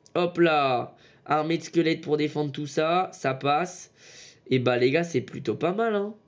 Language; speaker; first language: French; native; French